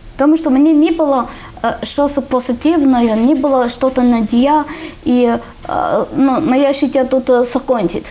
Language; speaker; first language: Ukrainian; non-native, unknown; Malayalam